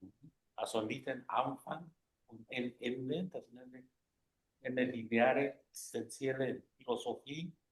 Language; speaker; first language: German; non-native, fluent; Spanish